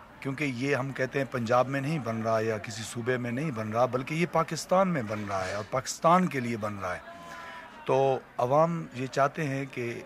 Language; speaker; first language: Urdu; non-native, local second language; Punjabi